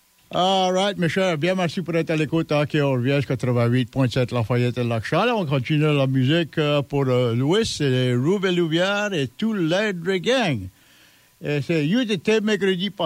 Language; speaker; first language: French; native; French